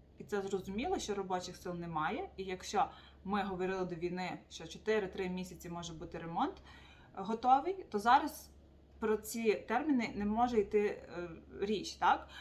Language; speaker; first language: Ukrainian; native; Ukrainian